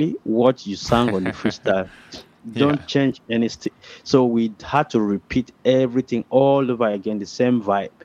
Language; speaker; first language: English; non-native, local second language; Ibibio